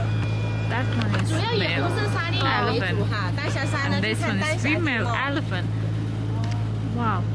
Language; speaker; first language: English; non-native, fluent; Chinese